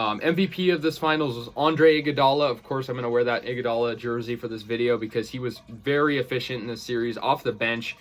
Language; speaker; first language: English; native; English